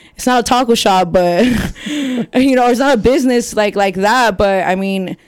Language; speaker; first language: English; native; English